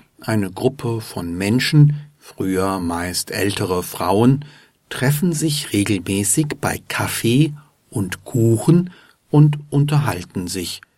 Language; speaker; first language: German; native; German